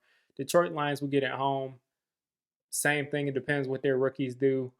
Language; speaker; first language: English; native; English